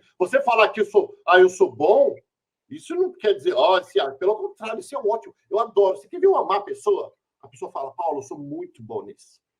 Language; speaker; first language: Portuguese; native; Portuguese